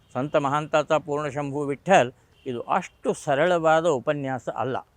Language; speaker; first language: Kannada; non-native, local second language; Marathi